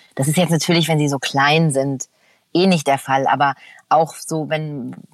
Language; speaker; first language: German; native; German